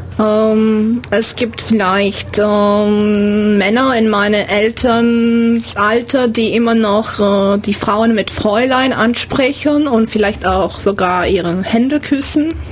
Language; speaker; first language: German; non-native, fluent; Romanian